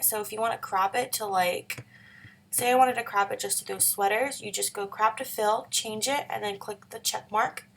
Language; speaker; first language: English; native; English